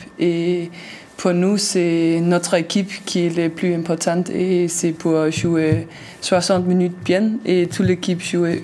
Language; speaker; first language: French; non-native, learner; Danish